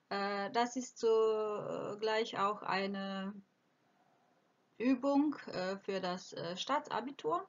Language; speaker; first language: German; non-native, fluent; Croatian